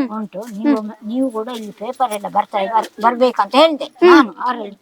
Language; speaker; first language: Kannada; native; Kannada